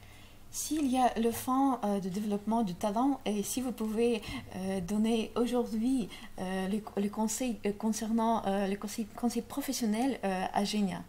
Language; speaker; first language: French; non-native, learner; Russian